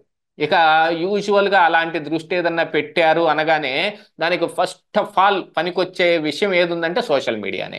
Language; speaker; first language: Telugu; native; Telugu